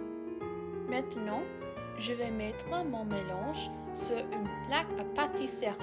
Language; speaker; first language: French; non-native, learner; English